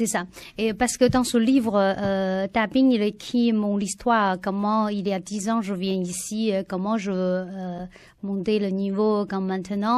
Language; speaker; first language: French; non-native, learner; Chinese